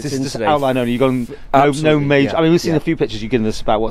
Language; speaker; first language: English; native; English